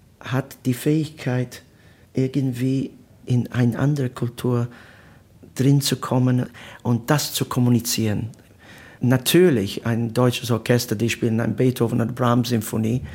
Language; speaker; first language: German; non-native, learner; Italian